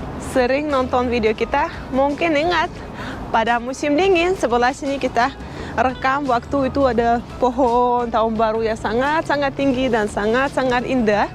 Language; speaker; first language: Indonesian; non-native, fluent; Russian